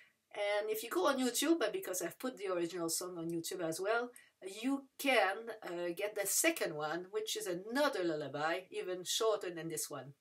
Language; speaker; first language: English; non-native, fluent; French